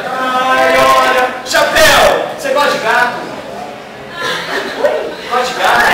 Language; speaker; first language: Portuguese; native; Portuguese